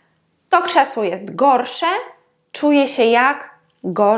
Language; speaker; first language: Polish; non-native, fluent; Ukrainian